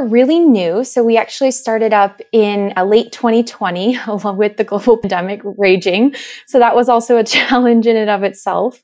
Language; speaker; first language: English; native; English